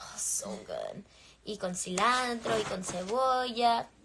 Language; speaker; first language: Spanish; early bilingual, heritage; English